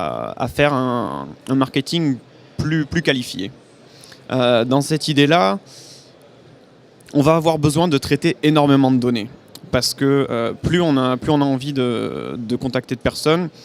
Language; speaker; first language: French; native; French